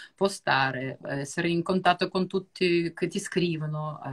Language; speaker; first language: Italian; non-native, fluent; Russian